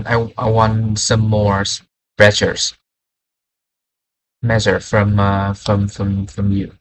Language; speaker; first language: English; non-native, fluent; Vietnamese